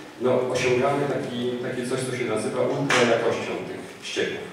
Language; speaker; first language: Polish; native; Polish